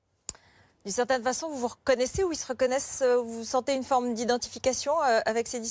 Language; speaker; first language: French; native; French